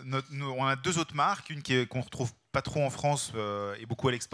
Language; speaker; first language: French; native; French